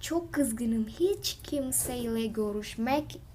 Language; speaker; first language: Turkish; non-native, fluent; Indonesian